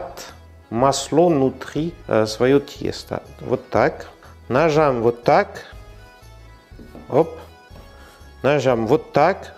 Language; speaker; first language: Russian; non-native, learner; French